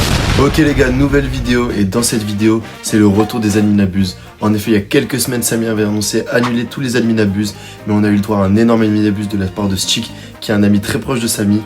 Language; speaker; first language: French; native; French